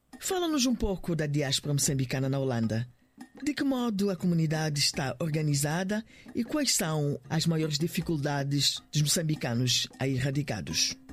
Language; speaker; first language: Portuguese; native; Portuguese